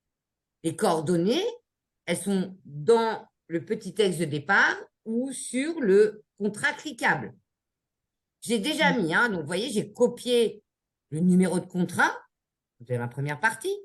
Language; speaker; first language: French; native; French